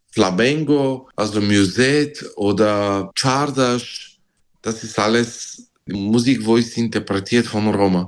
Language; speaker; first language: German; non-native, learner; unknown